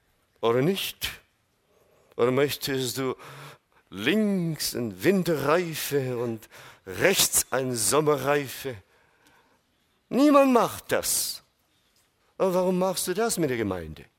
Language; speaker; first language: German; non-native, fluent; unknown